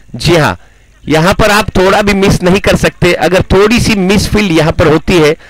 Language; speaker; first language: Hindi; non-native, local second language; Marathi